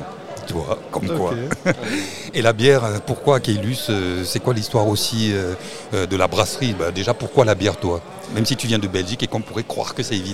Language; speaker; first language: French; native; French